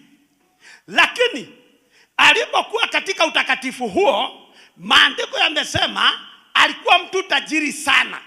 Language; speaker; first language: Swahili; non-native, local second language; Kikuyu